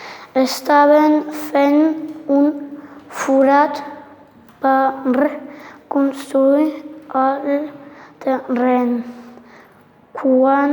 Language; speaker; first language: Catalan; non-native, learner; Tamil